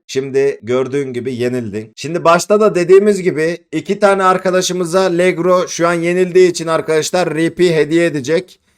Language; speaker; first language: Turkish; native; Turkish